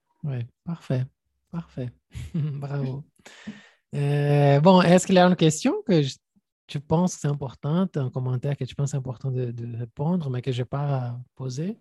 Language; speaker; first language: French; non-native, fluent; Portuguese